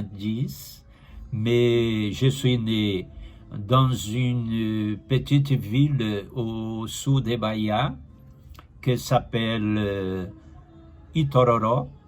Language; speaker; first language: French; non-native, learner; Portuguese